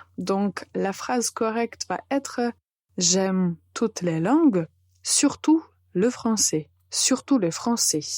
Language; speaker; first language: French; non-native, fluent; Serbian